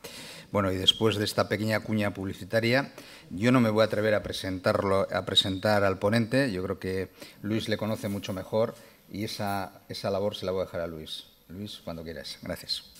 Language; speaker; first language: Spanish; native; Spanish